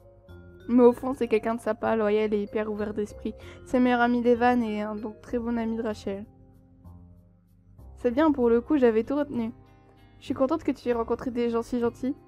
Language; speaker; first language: French; native; French